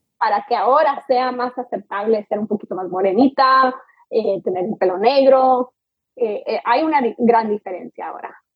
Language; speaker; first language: Spanish; early bilingual, heritage; Spanish